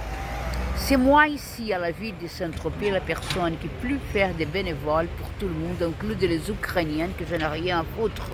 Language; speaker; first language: French; non-native, fluent; Portuguese